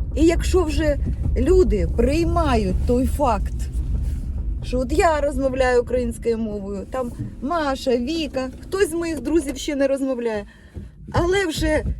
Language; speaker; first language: Ukrainian; non-native, local second language; Russian